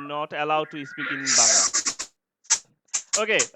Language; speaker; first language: English; non-native, learner; Bangla